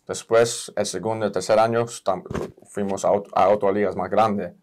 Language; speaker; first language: Spanish; early bilingual, heritage; Spanish